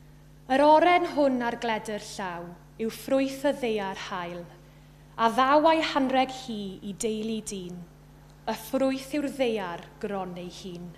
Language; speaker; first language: Welsh; native; Welsh